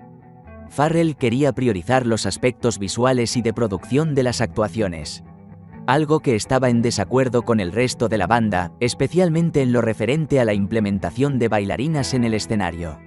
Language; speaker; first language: Spanish; native; Spanish